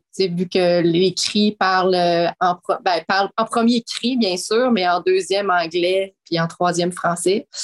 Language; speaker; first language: French; native; French